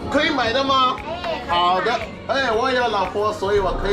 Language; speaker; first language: Chinese; non-native, learner; English